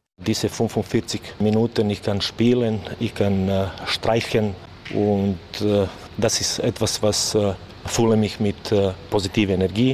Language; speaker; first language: German; non-native, learner; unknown